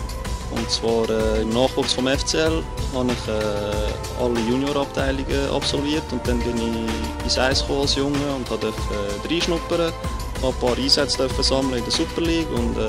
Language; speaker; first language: German; native; German